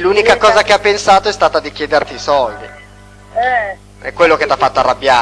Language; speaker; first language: Italian; native; Italian